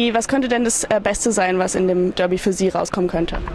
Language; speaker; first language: German; native; German